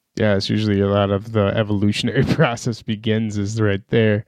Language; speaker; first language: English; early bilingual, other home language; Persian